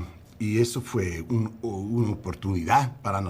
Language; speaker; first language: Spanish; non-native, learner; English